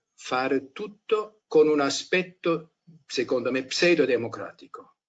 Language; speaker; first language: Italian; non-native, fluent; German